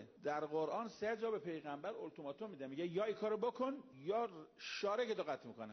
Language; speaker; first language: Persian; native; Persian